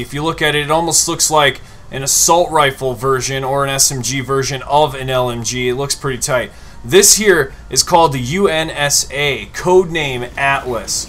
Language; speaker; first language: English; native; English